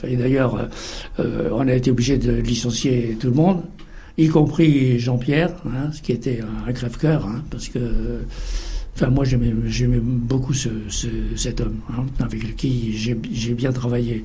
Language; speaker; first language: French; native; French